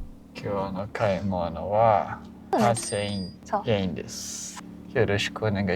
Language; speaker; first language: Japanese; non-native, learner; Portuguese